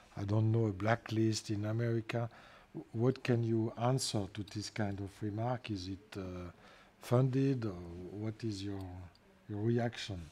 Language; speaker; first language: English; non-native, fluent; French